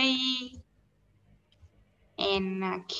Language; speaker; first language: English; non-native, learner; Vietnamese